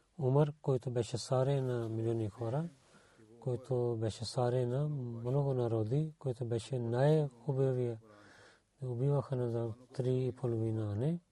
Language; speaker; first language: Bulgarian; non-native, learner; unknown